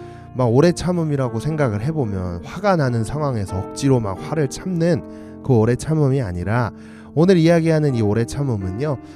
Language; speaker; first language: Korean; native; Korean